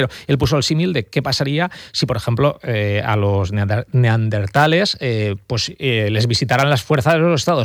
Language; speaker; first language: Spanish; native; Spanish